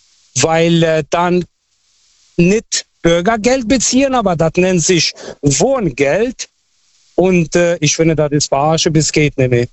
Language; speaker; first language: German; non-native, fluent; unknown